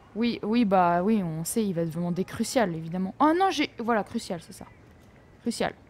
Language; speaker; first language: French; native; French